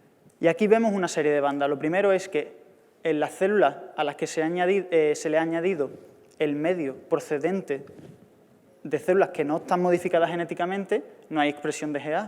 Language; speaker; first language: Spanish; native; Spanish